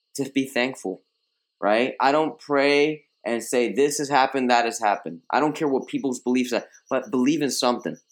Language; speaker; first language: English; early bilingual, other home language; Spanish